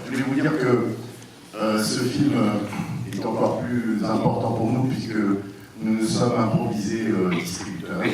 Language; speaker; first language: French; native; French